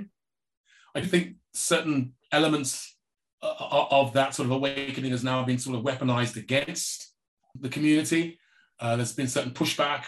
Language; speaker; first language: English; native; English